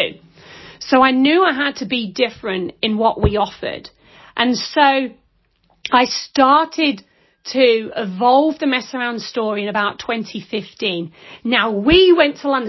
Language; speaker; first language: English; native; English